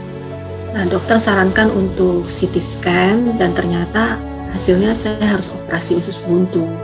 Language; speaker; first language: Indonesian; native; Indonesian